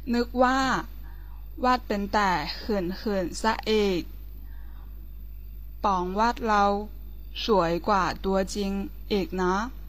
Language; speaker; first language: Thai; non-native, learner; Chinese